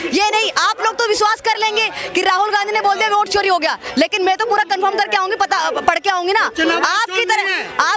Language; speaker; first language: Hindi; native; Hindi